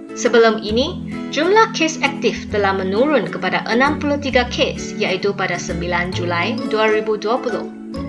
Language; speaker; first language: Malay; non-native, local second language; Chinese